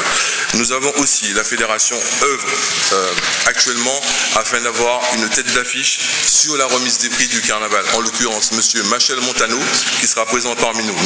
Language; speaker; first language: French; native; French